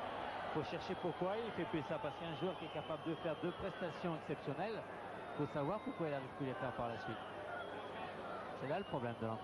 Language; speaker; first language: French; native; French